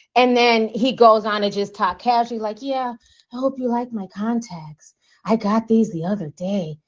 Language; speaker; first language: English; native; English